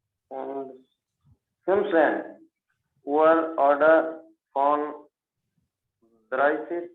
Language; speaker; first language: German; non-native, learner; Hindi